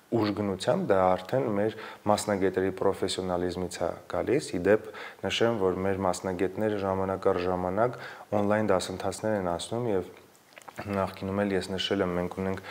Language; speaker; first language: Armenian; native; Armenian